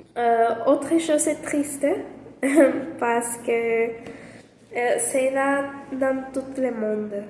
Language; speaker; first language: French; non-native, learner; Spanish